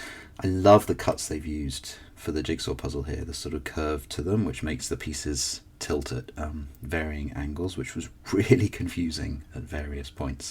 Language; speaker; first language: English; native; English